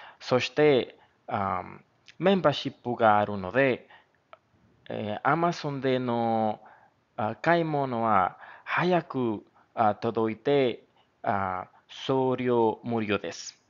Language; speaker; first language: Japanese; non-native, learner; Spanish